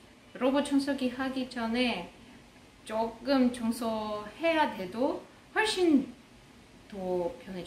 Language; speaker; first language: Korean; non-native, fluent; Russian